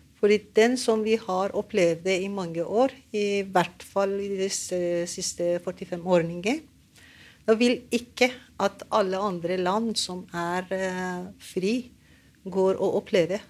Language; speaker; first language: Norwegian; non-native, learner; Persian